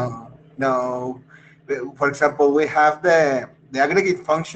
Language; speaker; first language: English; non-native, fluent; Spanish